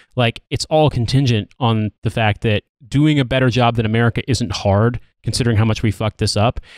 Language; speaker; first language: English; native; English